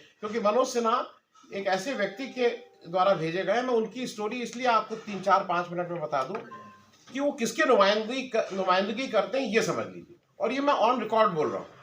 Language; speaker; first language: Hindi; native; Hindi